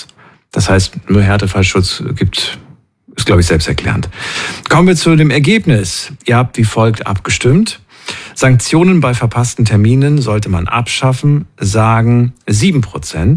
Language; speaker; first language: German; native; German